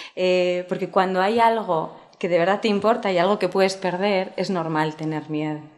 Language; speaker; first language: Spanish; native; Spanish